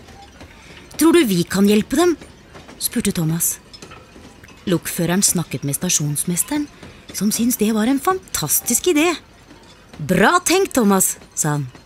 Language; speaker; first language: Norwegian; native; Norwegian